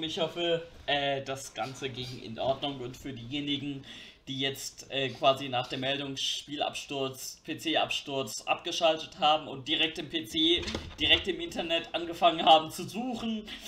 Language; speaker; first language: German; native; German